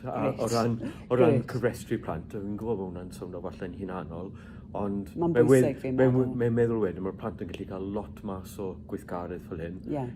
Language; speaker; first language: Welsh; native; Welsh